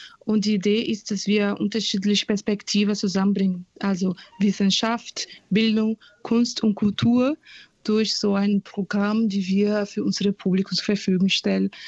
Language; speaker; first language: German; non-native, fluent; Portuguese